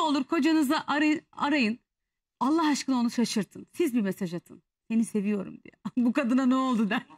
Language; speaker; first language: Turkish; native; Turkish